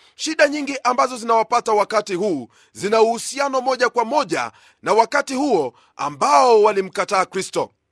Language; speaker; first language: Swahili; non-native, local second language; Luyia